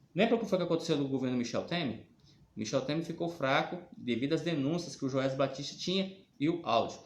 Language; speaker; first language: Portuguese; native; Portuguese